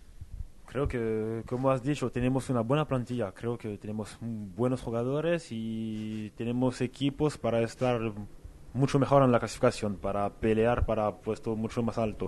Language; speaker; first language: Spanish; non-native, fluent; French